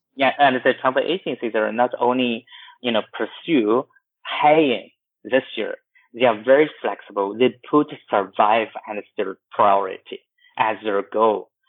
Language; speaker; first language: English; non-native, fluent; Chinese